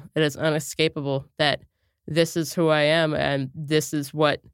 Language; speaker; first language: English; native; English